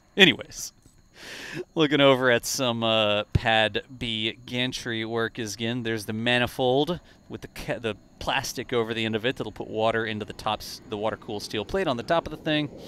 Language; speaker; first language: English; native; English